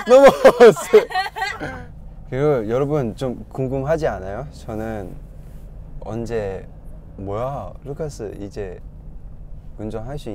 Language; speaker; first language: Korean; non-native, fluent; Cantonese